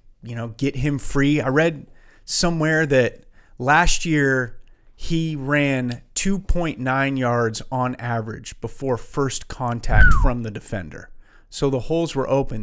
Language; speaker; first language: English; native; English